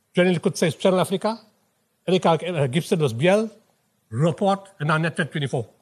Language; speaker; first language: English; native; English